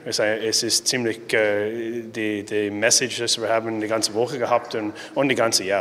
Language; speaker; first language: German; non-native, learner; English